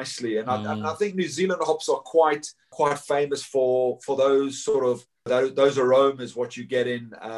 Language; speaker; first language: English; native; English